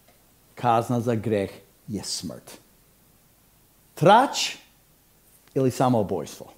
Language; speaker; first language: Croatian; non-native, fluent; English